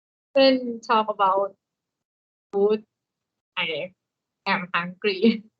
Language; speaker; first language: English; non-native, learner; Thai